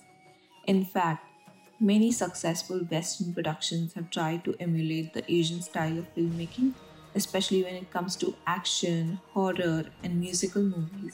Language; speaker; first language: English; non-native, local second language; Hindi